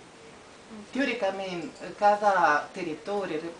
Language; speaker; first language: Catalan; non-native, fluent; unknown